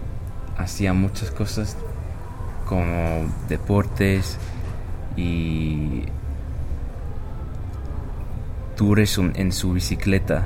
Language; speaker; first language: Spanish; non-native, learner; English